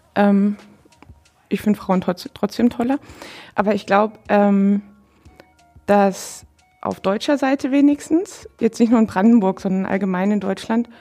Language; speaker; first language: German; native; German